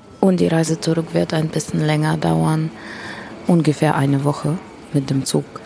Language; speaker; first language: German; non-native, fluent; Bulgarian